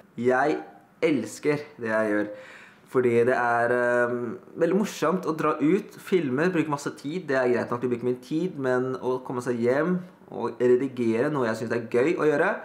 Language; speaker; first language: Norwegian; early bilingual, other home language; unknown